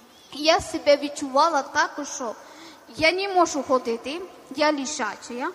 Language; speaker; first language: Ukrainian; non-native, learner; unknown